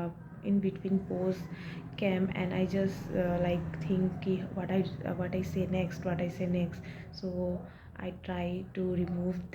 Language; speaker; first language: English; non-native, learner; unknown